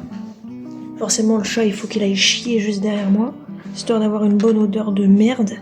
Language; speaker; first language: French; native; French